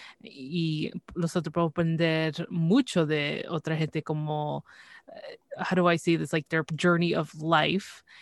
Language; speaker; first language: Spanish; early bilingual, heritage; Spanish